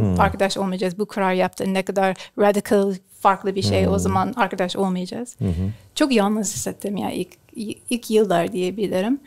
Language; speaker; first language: Turkish; non-native, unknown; English